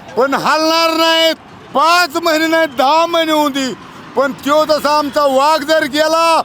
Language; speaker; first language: Marathi; native; Marathi